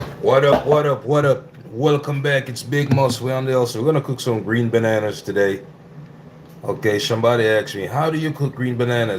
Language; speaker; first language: English; native; English